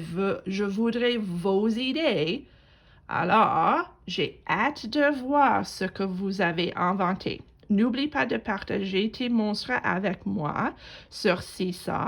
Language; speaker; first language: French; non-native, fluent; English